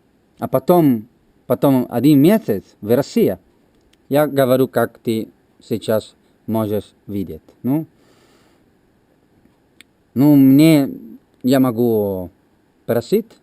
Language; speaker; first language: Russian; non-native, learner; Italian